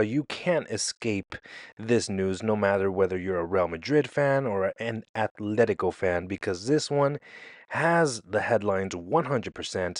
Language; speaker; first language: English; native; English